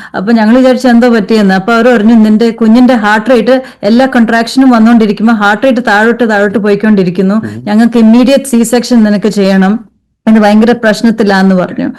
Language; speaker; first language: Malayalam; early bilingual, heritage; Malayalam